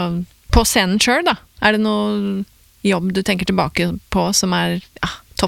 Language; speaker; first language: Norwegian; native; Norwegian